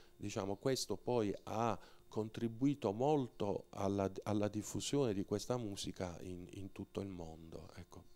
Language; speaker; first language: Italian; native; Italian